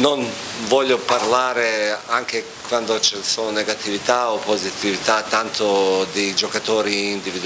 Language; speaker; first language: Italian; non-native, fluent; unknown